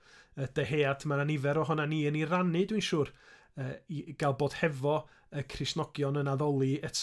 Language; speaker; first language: Welsh; native; Welsh